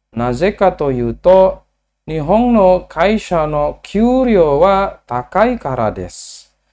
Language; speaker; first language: Japanese; non-native, learner; Indonesian